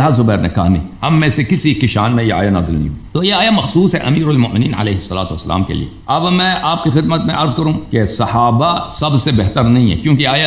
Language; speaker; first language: Urdu; native; Urdu